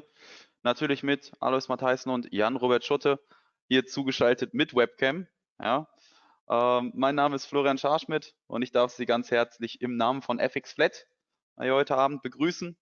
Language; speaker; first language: German; native; German